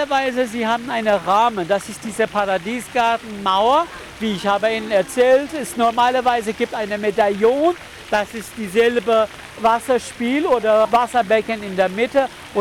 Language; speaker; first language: German; non-native, learner; Persian